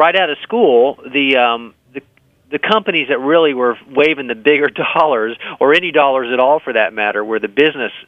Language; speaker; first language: English; native; English